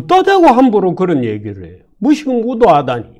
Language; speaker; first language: Korean; native; Korean